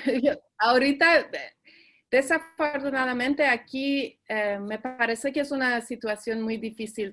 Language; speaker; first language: Spanish; early bilingual, heritage; Spanish